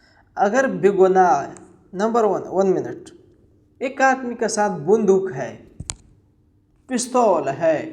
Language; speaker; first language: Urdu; non-native, local second language; Pashto